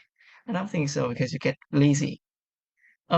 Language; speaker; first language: English; non-native, fluent; Vietnamese